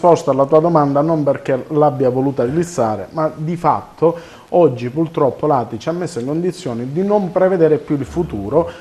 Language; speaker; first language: Italian; native; Italian